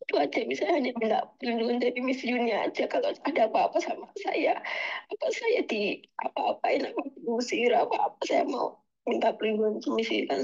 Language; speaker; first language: Indonesian; native; Indonesian